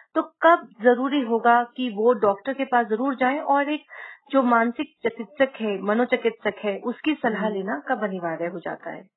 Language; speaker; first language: Hindi; native; Hindi